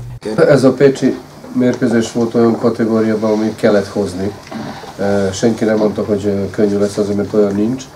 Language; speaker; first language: Hungarian; non-native, fluent; Serbian